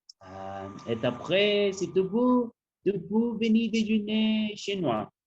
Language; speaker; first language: French; non-native, learner; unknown